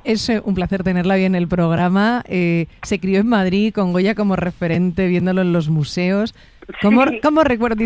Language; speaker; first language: Spanish; native; Spanish